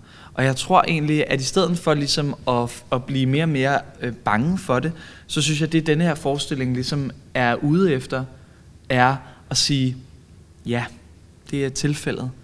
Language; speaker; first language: Danish; native; Danish